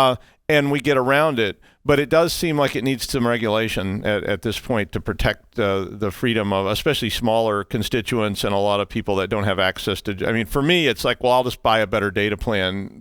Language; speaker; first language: English; native; English